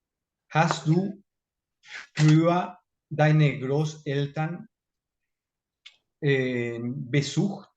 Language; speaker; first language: German; non-native, fluent; Spanish